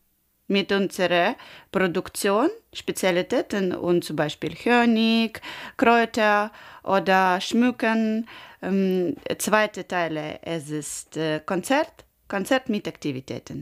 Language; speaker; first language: German; non-native, learner; Ukrainian